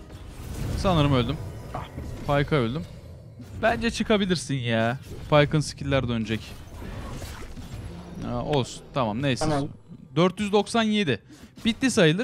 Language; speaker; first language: Turkish; native; Turkish